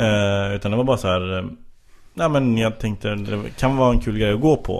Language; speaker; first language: Swedish; native; Swedish